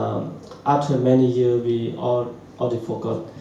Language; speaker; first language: English; non-native, learner; Shan